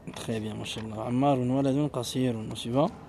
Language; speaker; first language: Arabic; non-native, learner; French